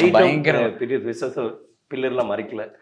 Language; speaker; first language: Tamil; native; Tamil